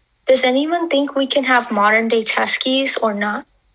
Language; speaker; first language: English; native; English